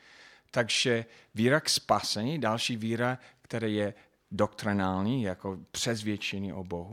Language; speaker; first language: Czech; non-native, fluent; English